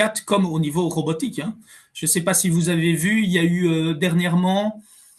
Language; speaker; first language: French; native; French